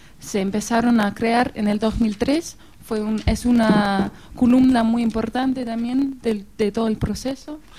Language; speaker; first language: Spanish; non-native, fluent; German